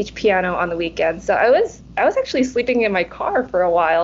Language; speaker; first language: English; early bilingual, other home language; Cantonese